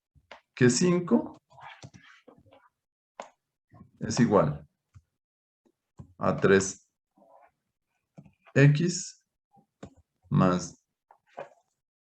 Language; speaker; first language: Spanish; native; Spanish